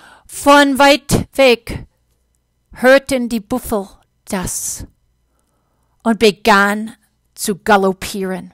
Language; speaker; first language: German; non-native, fluent; English